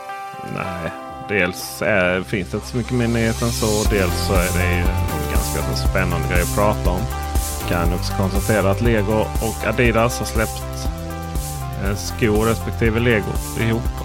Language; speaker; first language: Swedish; native; Swedish